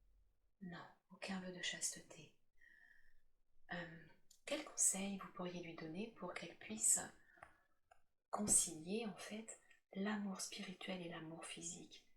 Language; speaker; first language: French; native; French